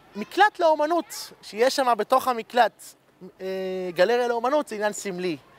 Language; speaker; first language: Hebrew; early bilingual, other home language; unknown